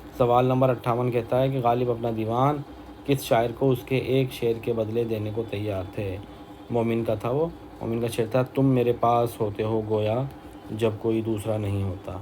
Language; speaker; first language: Urdu; native; Urdu